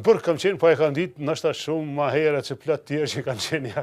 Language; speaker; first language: Albanian; native; Albanian